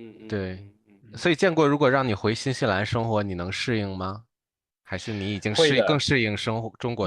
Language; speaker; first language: Chinese; native; Chinese